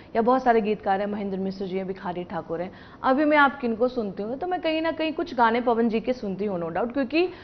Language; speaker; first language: Hindi; native; Hindi